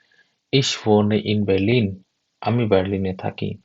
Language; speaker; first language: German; non-native, fluent; Bangla